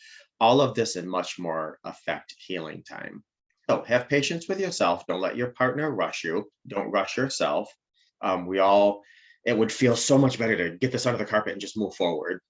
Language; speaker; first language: English; native; English